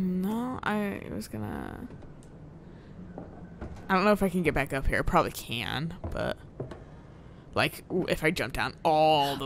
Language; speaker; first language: English; native; English